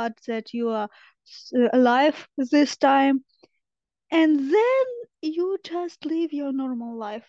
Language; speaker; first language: English; non-native, fluent; Ukrainian